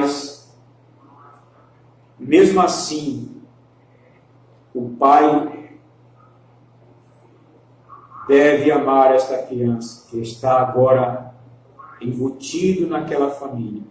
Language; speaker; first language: Portuguese; native; Portuguese